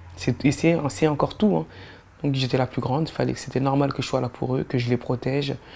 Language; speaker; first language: French; native; French